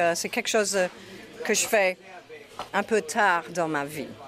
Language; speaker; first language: French; non-native, local second language; English